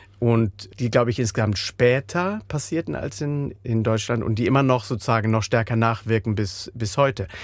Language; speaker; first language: German; native; German